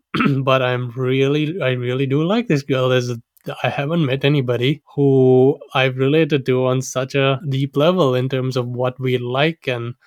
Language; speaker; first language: English; non-native, local second language; Sinhala